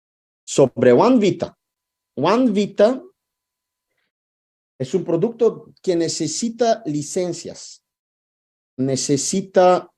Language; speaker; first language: Spanish; non-native, fluent; Italian